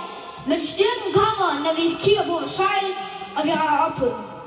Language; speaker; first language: Danish; non-native, learner; Malay